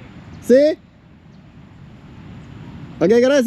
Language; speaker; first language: Spanish; non-native, learner; English